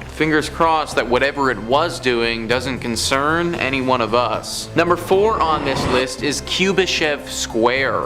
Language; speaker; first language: English; native; English